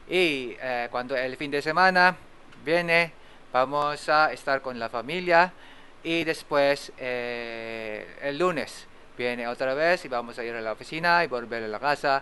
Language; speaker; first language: Spanish; non-native, fluent; Japanese